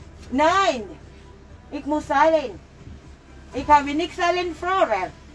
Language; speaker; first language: German; non-native, learner; Filipino